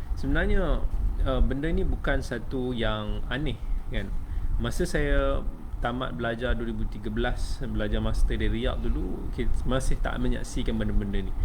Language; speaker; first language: Malay; native; Malay